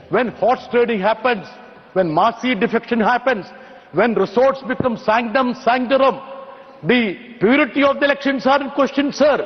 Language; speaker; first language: English; non-native, local second language; Malayalam